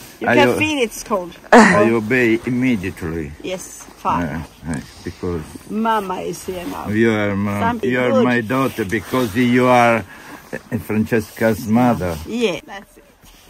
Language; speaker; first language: English; non-native, learner; Italian